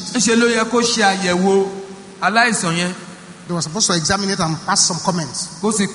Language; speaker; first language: English; non-native, local second language; Yoruba